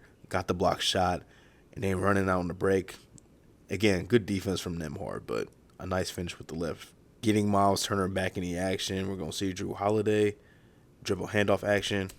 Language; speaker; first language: English; native; English